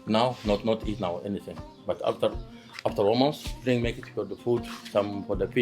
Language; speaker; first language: English; non-native, learner; Arabic